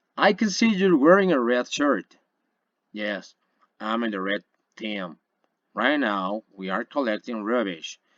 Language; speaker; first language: English; non-native, fluent; Spanish